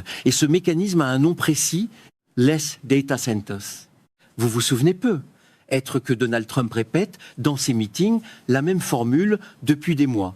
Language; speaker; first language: French; native; French